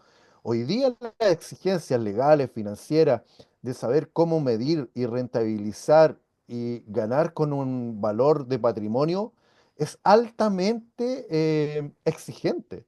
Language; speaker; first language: Spanish; native; Spanish